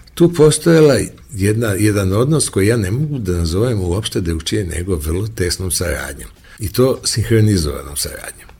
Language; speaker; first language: Serbian; native; Serbian